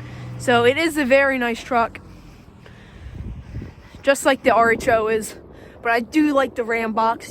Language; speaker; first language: English; native; English